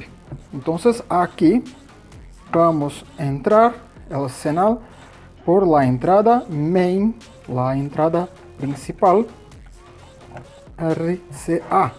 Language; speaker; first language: Spanish; non-native, learner; Portuguese